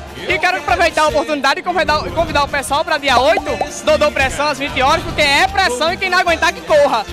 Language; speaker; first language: Portuguese; native; Portuguese